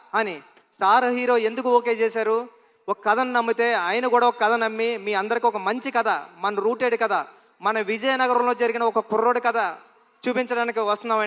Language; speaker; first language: Telugu; native; Telugu